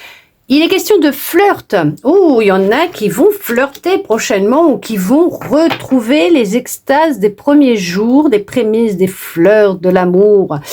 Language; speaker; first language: French; native; French